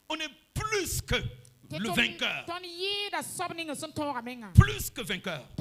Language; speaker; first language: French; non-native, local second language; Mossi